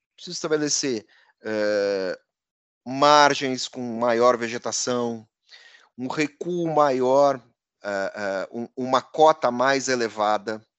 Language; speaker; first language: Portuguese; native; Portuguese